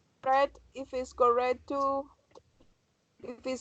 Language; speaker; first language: English; non-native, learner; Spanish